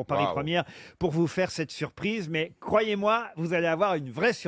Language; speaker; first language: French; native; French